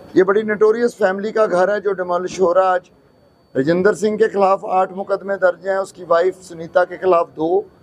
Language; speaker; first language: Hindi; non-native, local second language; Punjabi